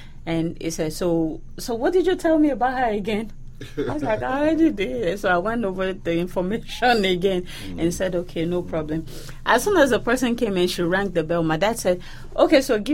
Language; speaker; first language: English; non-native, local second language; Yoruba